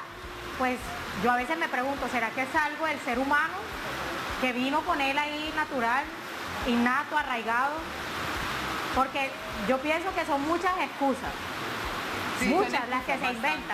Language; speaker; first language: Spanish; native; Spanish